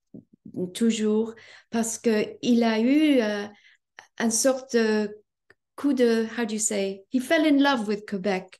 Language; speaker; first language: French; non-native, fluent; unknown